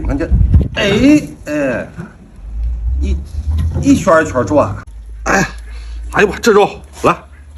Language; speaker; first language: Chinese; native; Chinese